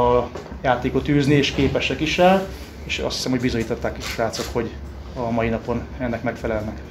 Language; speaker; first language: Hungarian; native; Hungarian